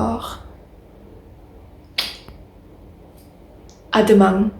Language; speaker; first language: French; non-native, learner; Indonesian